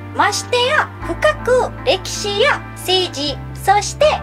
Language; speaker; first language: Japanese; non-native, fluent; Malay